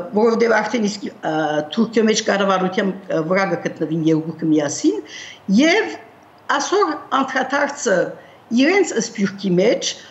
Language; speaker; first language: Armenian; early bilingual, heritage; Armenian